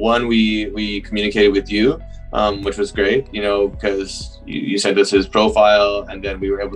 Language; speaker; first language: English; native; English